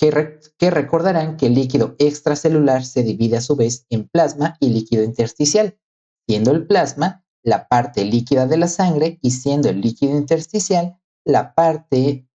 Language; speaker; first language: Spanish; native; Spanish